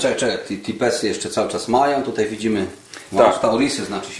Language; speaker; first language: Polish; native; Polish